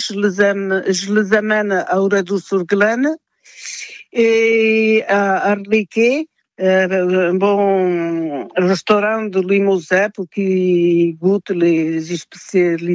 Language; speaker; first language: French; non-native, fluent; Portuguese